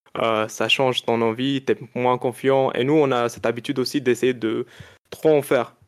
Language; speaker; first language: French; non-native, local second language; Arabic